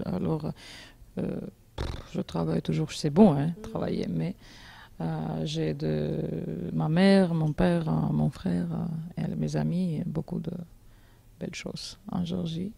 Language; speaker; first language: French; non-native, learner; Georgian